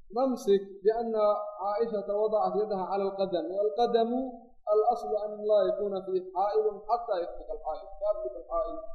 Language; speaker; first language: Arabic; non-native, local second language; Somali